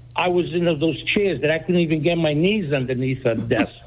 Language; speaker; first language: English; non-native, fluent; Greek